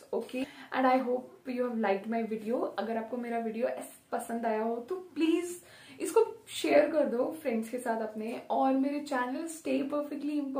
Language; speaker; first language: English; non-native, local second language; Hindi